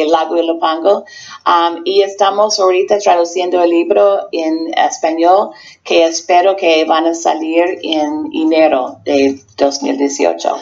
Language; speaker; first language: Spanish; non-native, fluent; English